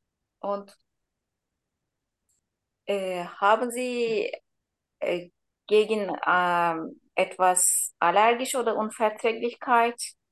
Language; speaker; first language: German; non-native, learner; Turkish